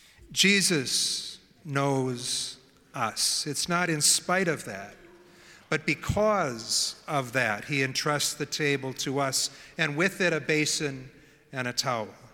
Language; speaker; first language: English; native; English